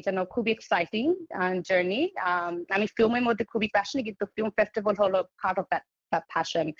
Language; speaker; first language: Bangla; early bilingual, heritage; Bangla